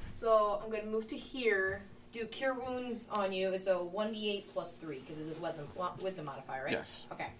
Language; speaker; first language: English; native; English